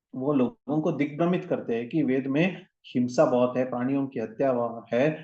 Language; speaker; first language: Hindi; non-native, local second language; Kannada